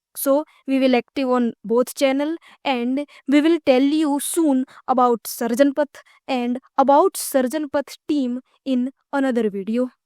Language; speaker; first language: English; non-native, local second language; Gujarati